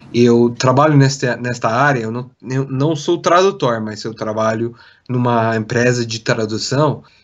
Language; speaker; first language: Portuguese; non-native, fluent; English